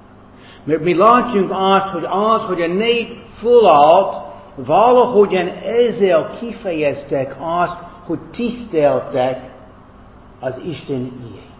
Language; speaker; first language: Hungarian; non-native, fluent; German